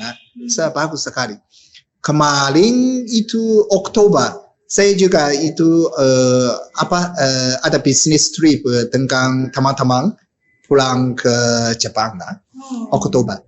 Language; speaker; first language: Indonesian; non-native, learner; Japanese